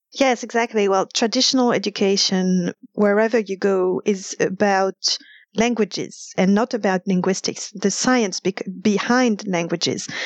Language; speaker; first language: English; non-native, fluent; French